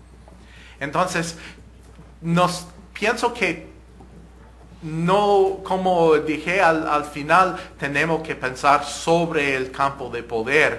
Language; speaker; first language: Spanish; non-native, fluent; English